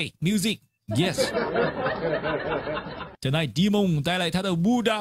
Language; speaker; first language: English; non-native, learner; Chinese